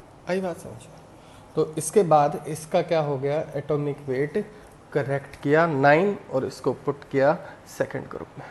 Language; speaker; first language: Hindi; native; Hindi